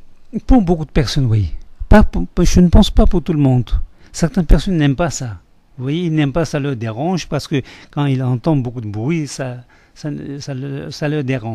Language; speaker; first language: French; non-native, fluent; Tibetan